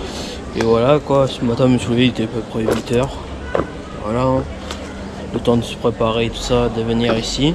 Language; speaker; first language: French; native; French